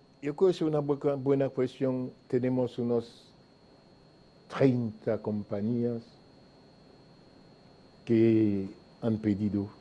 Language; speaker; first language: Spanish; non-native, fluent; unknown